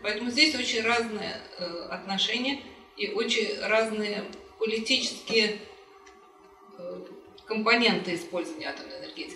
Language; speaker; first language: Russian; native; Russian